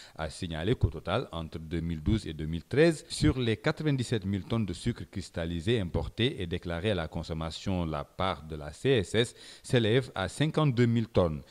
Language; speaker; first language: French; non-native, local second language; Wolof